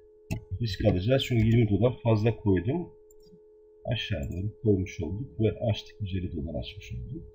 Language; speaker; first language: Turkish; native; Turkish